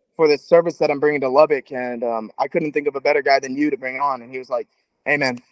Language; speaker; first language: English; native; English